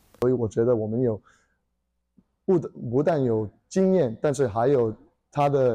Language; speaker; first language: Chinese; early bilingual, heritage; English